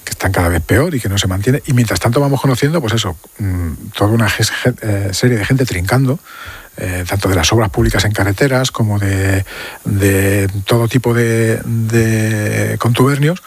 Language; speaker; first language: Spanish; native; Spanish